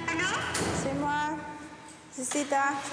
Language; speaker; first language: French; non-native, learner; Filipino